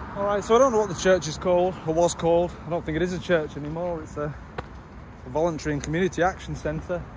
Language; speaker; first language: English; native; English